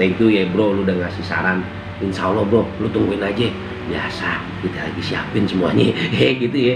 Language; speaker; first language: Indonesian; native; Indonesian